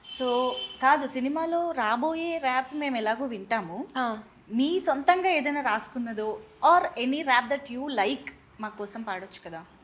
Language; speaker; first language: Telugu; native; Telugu